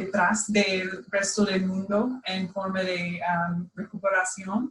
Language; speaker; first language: Spanish; non-native, fluent; English